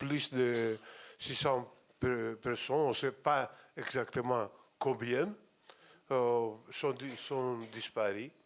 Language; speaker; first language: French; non-native, fluent; Greek